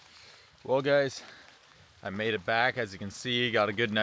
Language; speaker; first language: English; native; English